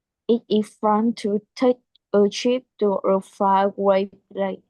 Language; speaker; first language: English; non-native, learner; Vietnamese